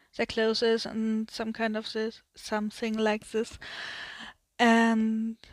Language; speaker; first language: English; non-native, learner; German